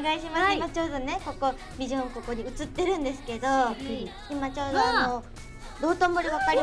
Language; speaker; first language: Japanese; native; Japanese